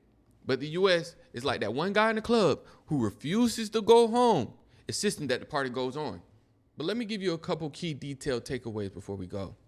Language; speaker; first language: English; native; English